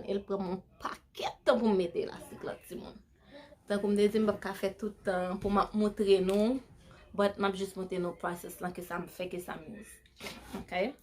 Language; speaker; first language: French; non-native, local second language; Haitian Creole